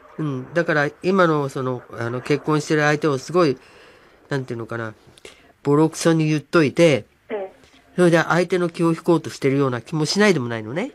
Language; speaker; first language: Japanese; native; Japanese